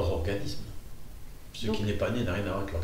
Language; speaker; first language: French; native; French